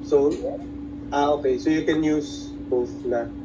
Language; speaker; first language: English; non-native, local second language; Filipino